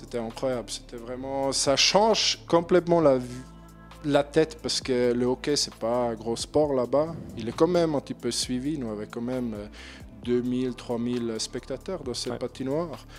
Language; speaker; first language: French; non-native, learner; German